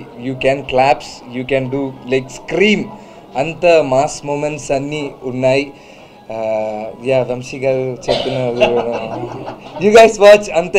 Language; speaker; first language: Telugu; non-native, learner; Malayalam